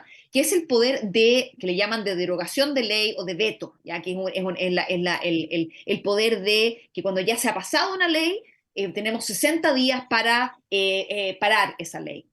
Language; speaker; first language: Spanish; native; Spanish